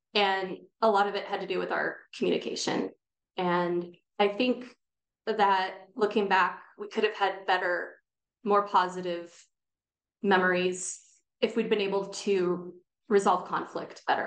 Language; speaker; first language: English; native; English